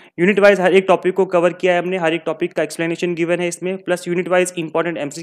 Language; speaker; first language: Hindi; native; Hindi